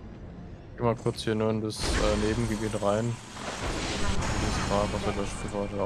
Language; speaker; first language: German; native; German